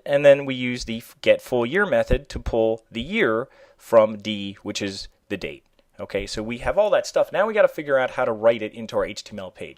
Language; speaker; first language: English; native; English